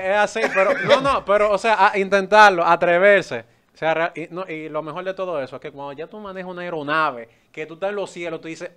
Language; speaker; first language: Spanish; native; Spanish